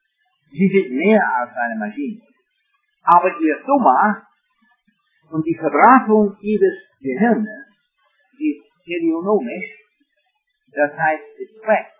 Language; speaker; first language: German; non-native, fluent; English